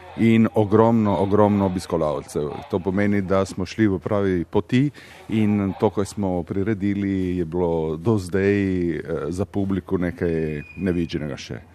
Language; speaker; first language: Slovenian; non-native, local second language; Italian